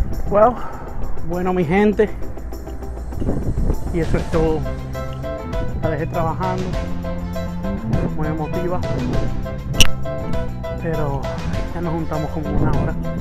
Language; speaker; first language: Spanish; native; Spanish